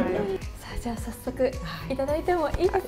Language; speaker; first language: Japanese; native; Japanese